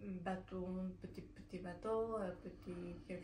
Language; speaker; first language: French; non-native, learner; Japanese